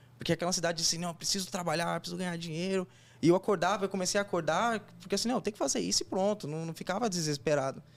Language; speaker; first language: Portuguese; native; Portuguese